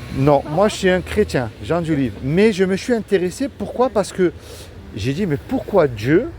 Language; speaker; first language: French; native; French